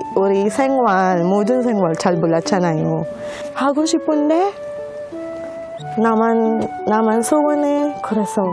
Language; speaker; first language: Korean; non-native, learner; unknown